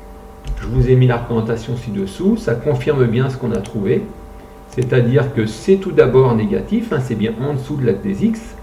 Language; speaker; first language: French; native; French